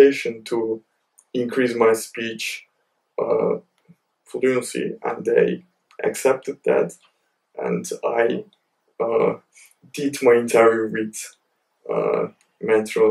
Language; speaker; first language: English; non-native, fluent; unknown